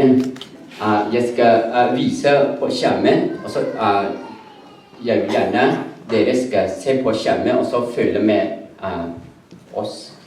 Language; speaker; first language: Norwegian; non-native, learner; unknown